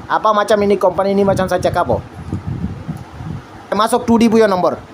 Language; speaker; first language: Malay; non-native, learner; Bangla